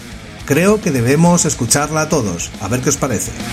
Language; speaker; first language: Spanish; native; Spanish